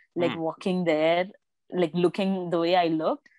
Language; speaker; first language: English; non-native, local second language; Malayalam